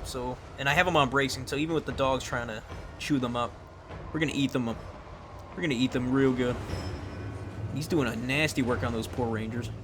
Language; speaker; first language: English; native; English